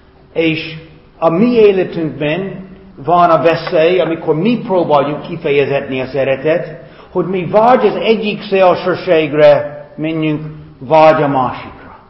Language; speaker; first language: Hungarian; non-native, fluent; English